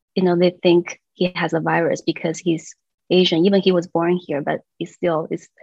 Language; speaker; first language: English; non-native, fluent; Chinese